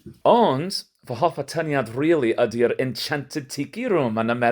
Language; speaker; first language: Welsh; non-native, learner; English